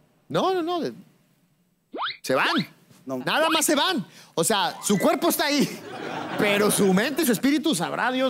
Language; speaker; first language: Spanish; native; Spanish